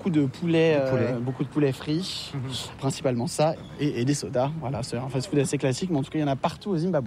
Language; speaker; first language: French; native; French